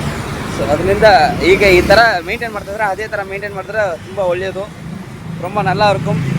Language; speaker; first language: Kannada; non-native, local second language; Tamil